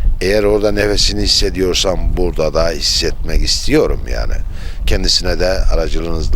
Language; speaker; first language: Turkish; native; Turkish